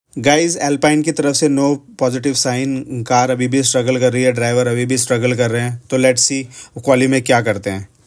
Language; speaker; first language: Hindi; native; Hindi